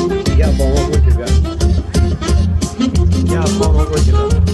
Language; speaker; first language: Russian; non-native, fluent; Estonian